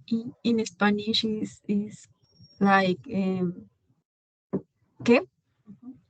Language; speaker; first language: English; non-native, learner; Spanish